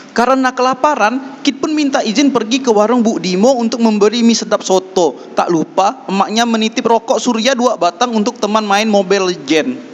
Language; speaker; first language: Indonesian; native; Indonesian